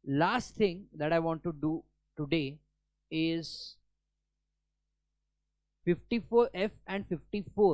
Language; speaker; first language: English; non-native, local second language; Hindi